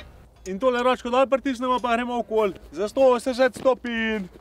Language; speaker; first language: Slovenian; native; Slovenian